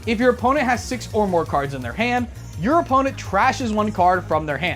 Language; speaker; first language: English; native; English